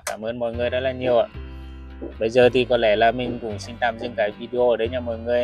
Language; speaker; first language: Vietnamese; native; Vietnamese